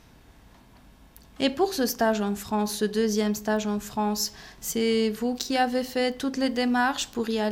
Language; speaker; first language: French; non-native, fluent; Romanian